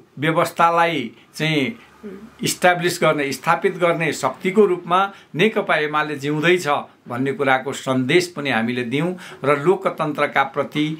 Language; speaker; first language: Nepali; native; Nepali